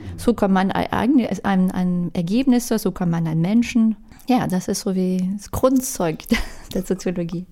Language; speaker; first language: German; non-native, fluent; French